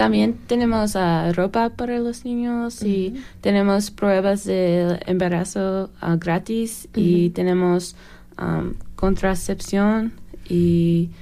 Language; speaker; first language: Spanish; non-native, learner; English